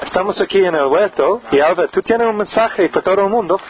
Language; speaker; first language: Spanish; non-native, learner; English